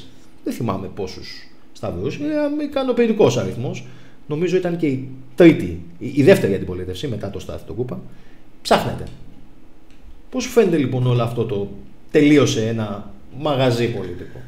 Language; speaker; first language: Greek; native; Greek